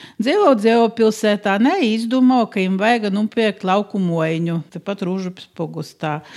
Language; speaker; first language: Latvian; native; Latvian